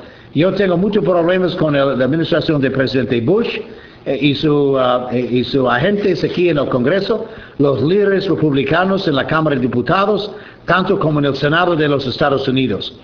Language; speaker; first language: Spanish; non-native, fluent; English